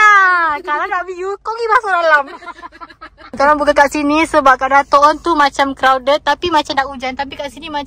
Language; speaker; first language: Malay; native; Malay